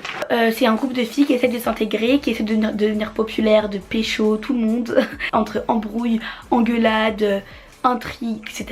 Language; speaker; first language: French; native; French